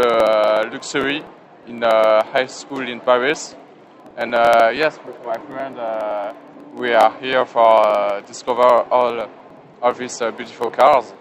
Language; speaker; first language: English; non-native, learner; French